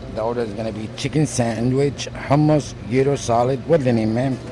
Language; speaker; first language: English; non-native, fluent; Arabic